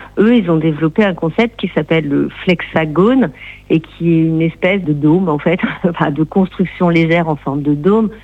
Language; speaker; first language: French; native; French